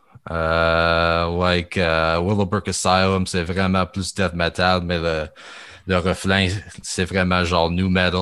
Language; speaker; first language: French; native; French